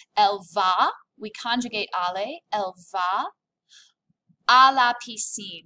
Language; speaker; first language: French; non-native, fluent; English